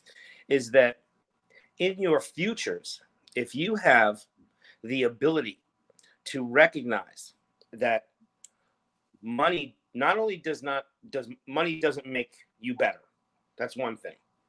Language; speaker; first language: English; native; English